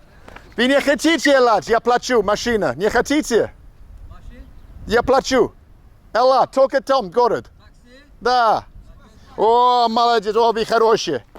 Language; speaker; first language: Russian; non-native, learner; English